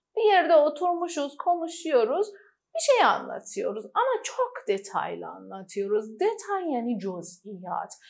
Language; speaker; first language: Turkish; non-native, fluent; Persian